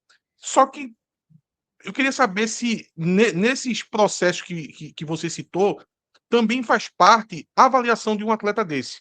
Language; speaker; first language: Portuguese; native; Portuguese